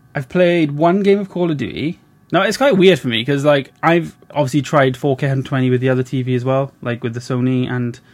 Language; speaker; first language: English; native; English